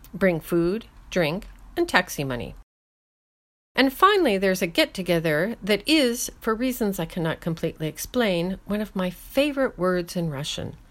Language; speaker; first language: English; native; English